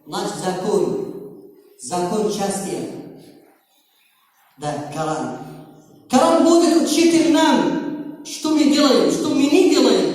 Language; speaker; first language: Russian; non-native, learner; Arabic